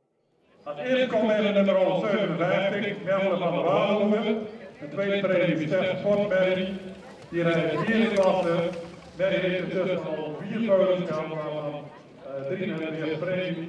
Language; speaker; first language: Dutch; native; Dutch